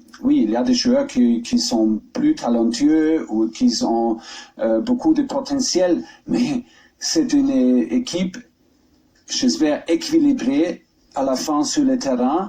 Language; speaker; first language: French; non-native, learner; German